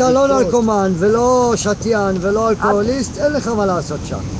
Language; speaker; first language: Hebrew; native; Hebrew